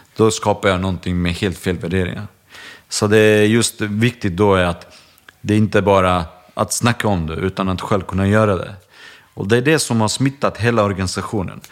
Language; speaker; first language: Swedish; early bilingual, other home language; Bosnian